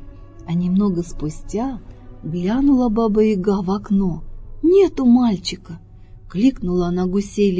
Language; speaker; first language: Russian; native; Russian